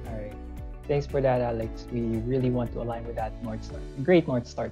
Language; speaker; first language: English; non-native, local second language; Filipino